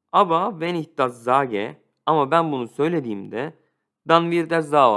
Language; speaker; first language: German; non-native, fluent; Turkish